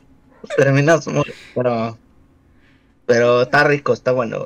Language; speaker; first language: Spanish; native; Spanish